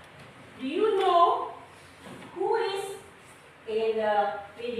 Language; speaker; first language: English; non-native, learner; Indonesian